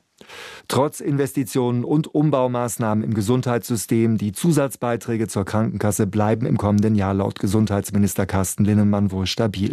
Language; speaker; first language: German; native; German